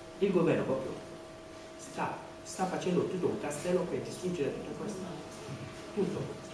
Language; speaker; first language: Italian; non-native, fluent; French